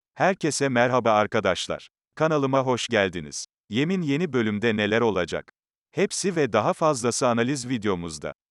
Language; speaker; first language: Turkish; native; Turkish